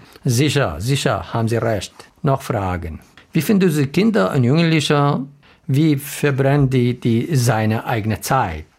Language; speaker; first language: German; non-native, learner; Arabic